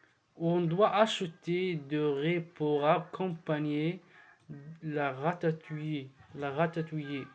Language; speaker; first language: French; non-native, learner; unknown